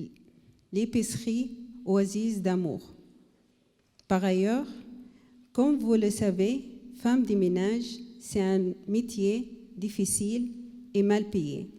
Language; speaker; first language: French; non-native, learner; Arabic